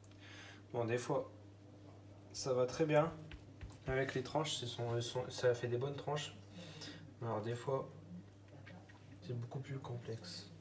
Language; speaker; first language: French; native; French